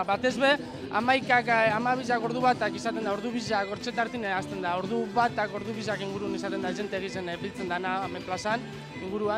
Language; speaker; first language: Basque; native; Basque